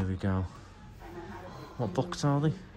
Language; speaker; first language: English; native; English